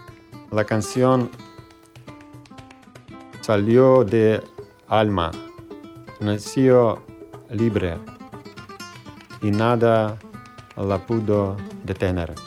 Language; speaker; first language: Spanish; non-native, learner; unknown